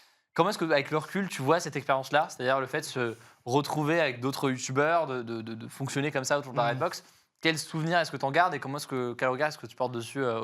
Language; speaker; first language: French; native; French